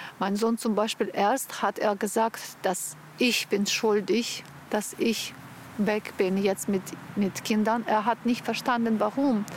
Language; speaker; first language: German; non-native, fluent; Ukrainian